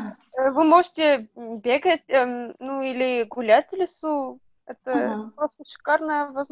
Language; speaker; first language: Russian; non-native, fluent; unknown